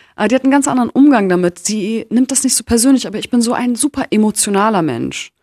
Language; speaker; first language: German; native; German